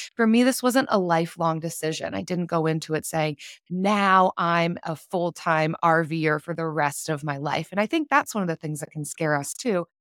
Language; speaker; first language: English; native; English